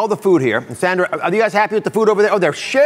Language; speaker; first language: English; native; English